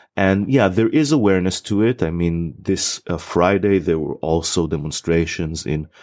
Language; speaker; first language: English; non-native, fluent; Hebrew